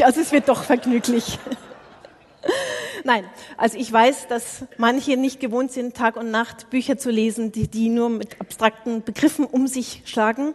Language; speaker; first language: German; native; German